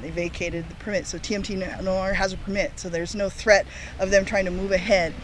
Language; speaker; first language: English; native; English